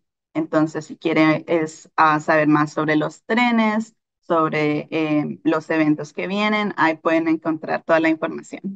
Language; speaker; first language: Spanish; early bilingual, heritage; Spanish